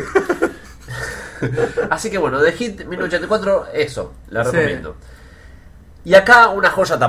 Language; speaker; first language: Spanish; native; Spanish